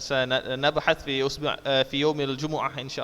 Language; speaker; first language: Arabic; non-native, fluent; Indonesian